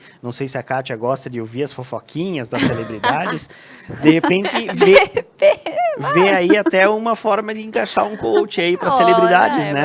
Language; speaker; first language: Portuguese; native; Portuguese